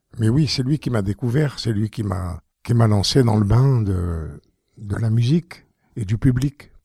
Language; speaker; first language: French; native; French